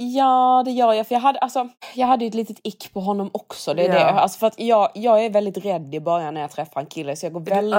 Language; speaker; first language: Swedish; native; Swedish